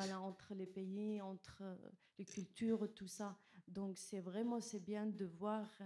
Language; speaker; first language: French; non-native, learner; Kurdish